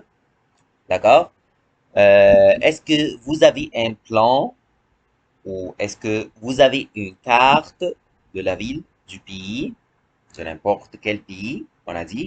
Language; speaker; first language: French; non-native, fluent; Arabic